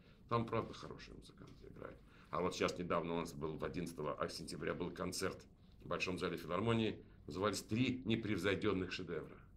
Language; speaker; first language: Russian; native; Russian